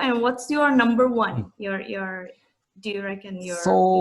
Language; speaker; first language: English; non-native, fluent; Indonesian